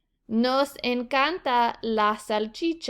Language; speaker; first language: Spanish; non-native, fluent; English